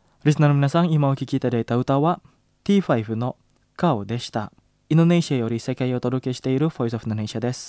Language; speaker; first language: Japanese; non-native, fluent; Indonesian